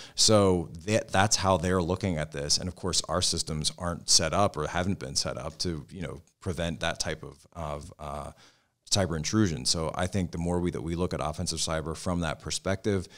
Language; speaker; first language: English; native; English